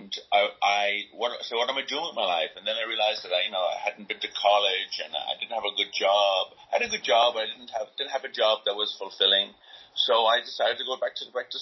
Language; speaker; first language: English; native; English